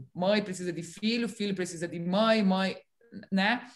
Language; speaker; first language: Portuguese; non-native, fluent; Romanian